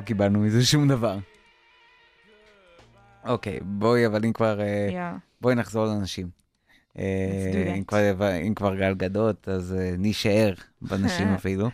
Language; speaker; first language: Hebrew; native; Hebrew